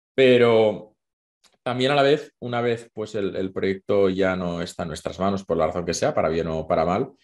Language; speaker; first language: Spanish; native; Spanish